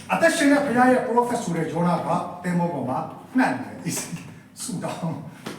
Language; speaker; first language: Burmese; non-native, local second language; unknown